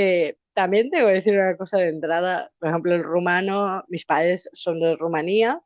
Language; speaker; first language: Spanish; native; Spanish